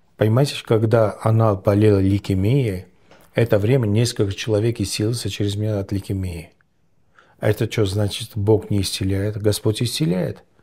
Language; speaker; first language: Russian; non-native, local second language; Georgian